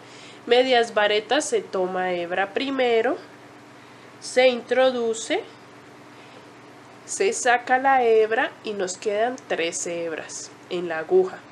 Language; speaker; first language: Spanish; native; Spanish